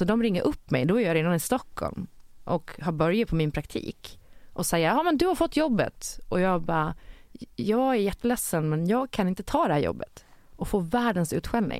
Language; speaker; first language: Swedish; native; Swedish